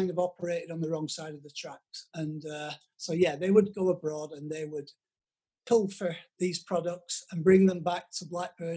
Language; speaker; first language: English; native; English